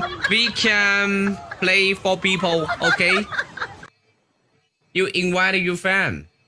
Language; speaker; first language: English; non-native, learner; Chinese